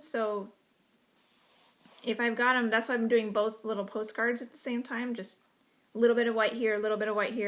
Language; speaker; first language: English; native; English